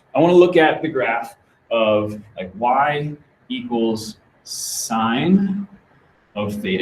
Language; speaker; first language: English; native; English